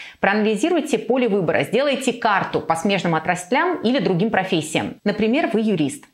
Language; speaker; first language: Russian; native; Russian